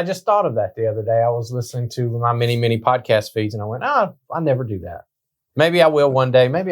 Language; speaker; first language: English; native; English